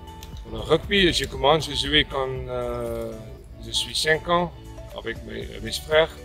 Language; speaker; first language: French; non-native, learner; Afrikaans